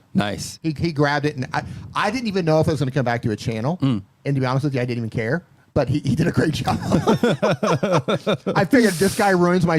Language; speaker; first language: English; native; English